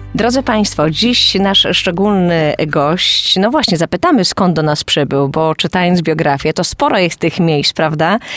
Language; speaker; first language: Polish; native; Polish